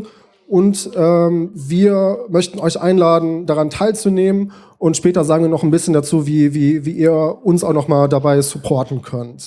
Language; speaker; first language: German; native; German